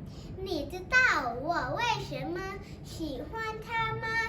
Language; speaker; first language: Chinese; non-native, learner; Thai